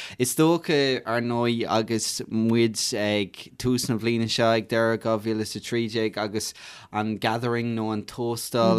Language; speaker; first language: Irish; native; Irish